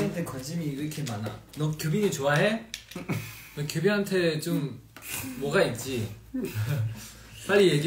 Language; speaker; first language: Korean; non-native, fluent; Chinese